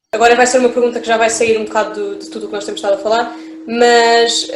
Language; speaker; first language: Portuguese; native; Portuguese